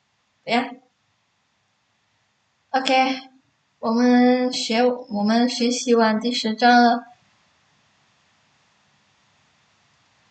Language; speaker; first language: Chinese; non-native, fluent; Indonesian